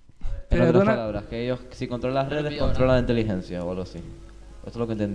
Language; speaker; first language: Spanish; native; Spanish